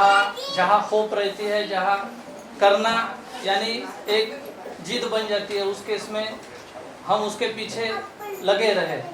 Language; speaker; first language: Hindi; non-native, local second language; Marathi